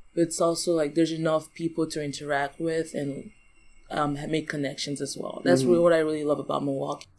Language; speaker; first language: English; early bilingual, other home language; Yoruba